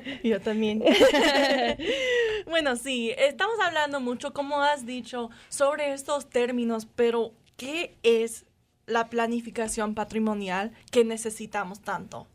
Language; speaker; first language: Spanish; non-native, learner; English